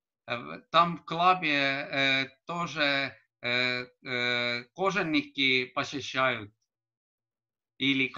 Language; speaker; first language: Russian; non-native, learner; Estonian